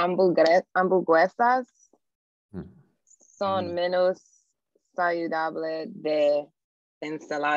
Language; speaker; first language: Spanish; non-native, learner; English